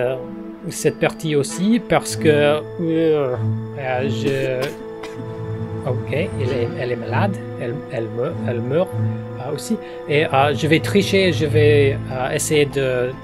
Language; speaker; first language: French; non-native, fluent; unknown